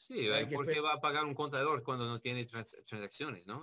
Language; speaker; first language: Spanish; non-native, learner; English